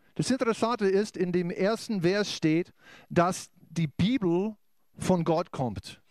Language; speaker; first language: German; non-native, fluent; English